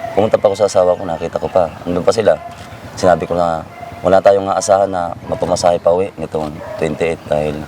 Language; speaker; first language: Filipino; non-native, local second language; Masbatenyo